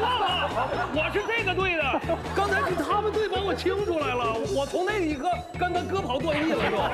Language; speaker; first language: Chinese; native; Chinese